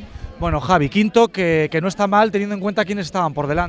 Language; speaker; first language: Spanish; native; Spanish